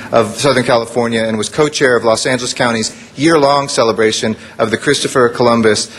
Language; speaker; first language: English; early bilingual, other home language; Italian